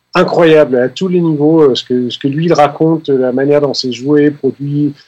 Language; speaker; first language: French; non-native, fluent; Danish